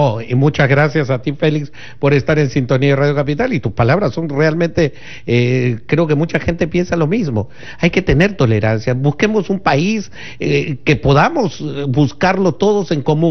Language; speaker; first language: Spanish; native; Spanish